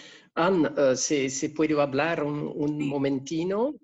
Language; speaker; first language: Spanish; non-native, fluent; French